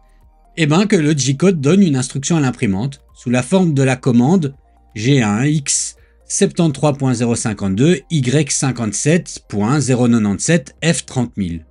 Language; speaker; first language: French; native; French